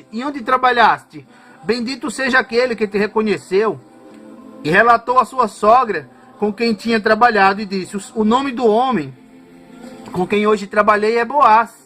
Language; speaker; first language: Portuguese; native; Portuguese